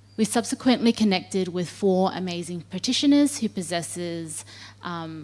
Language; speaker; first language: English; native; English